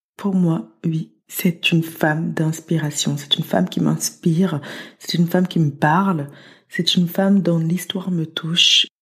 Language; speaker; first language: French; early bilingual, other home language; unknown